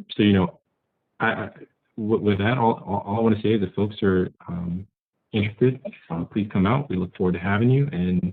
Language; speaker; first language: English; native; English